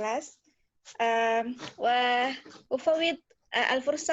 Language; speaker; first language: Arabic; non-native, fluent; Indonesian